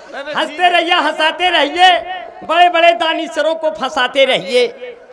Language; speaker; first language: Hindi; native; Hindi